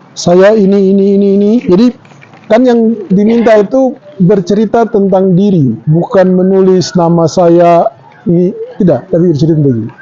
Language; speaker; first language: Indonesian; native; Indonesian